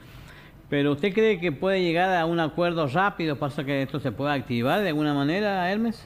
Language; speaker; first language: Spanish; native; Spanish